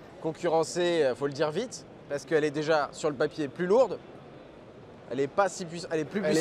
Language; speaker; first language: French; native; French